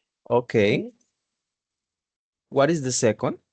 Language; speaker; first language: English; non-native, learner; Spanish